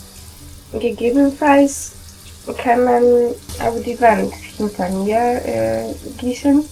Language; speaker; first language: German; non-native, fluent; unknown